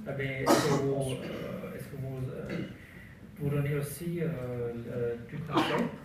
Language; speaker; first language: French; non-native, learner; German